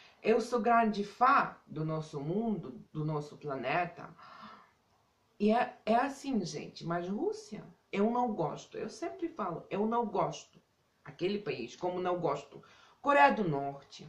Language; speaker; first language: Portuguese; non-native, fluent; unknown